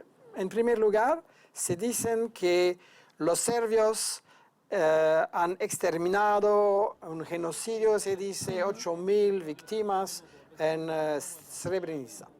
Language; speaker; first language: Spanish; non-native, fluent; French